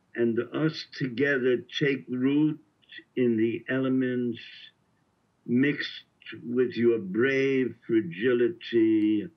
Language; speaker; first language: English; native; English